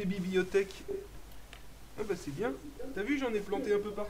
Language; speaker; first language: French; native; French